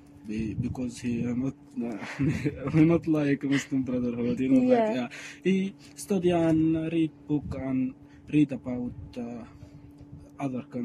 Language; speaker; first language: English; non-native, learner; Arabic